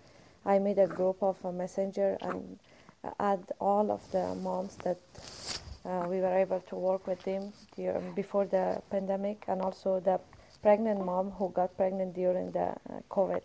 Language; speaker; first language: English; non-native, fluent; Persian